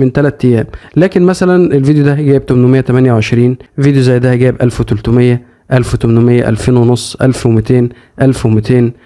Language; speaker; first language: Arabic; native; Arabic